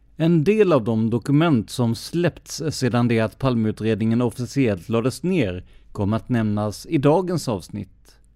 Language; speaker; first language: Swedish; native; Swedish